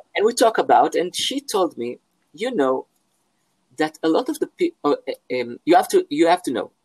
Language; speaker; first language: English; non-native, fluent; Hebrew